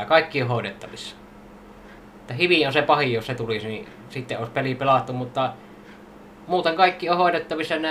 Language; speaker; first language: Finnish; native; Finnish